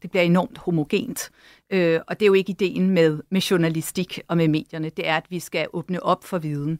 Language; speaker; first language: Danish; native; Danish